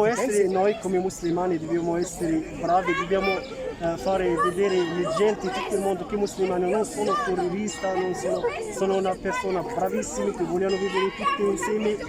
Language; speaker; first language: Italian; non-native, learner; Arabic